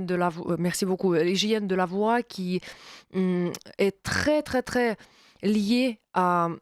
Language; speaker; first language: French; non-native, fluent; Russian